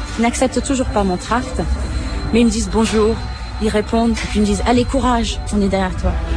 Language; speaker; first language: French; native; French